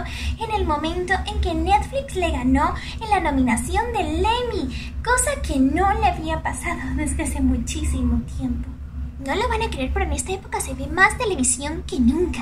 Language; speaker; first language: Spanish; native; Spanish